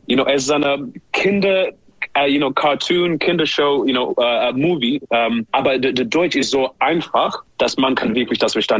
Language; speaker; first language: German; non-native, learner; English